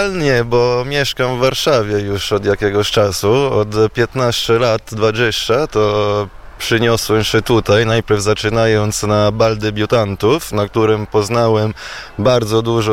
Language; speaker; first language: Polish; non-native, fluent; Italian